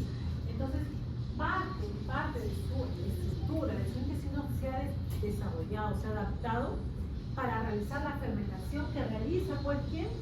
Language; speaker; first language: Spanish; native; Spanish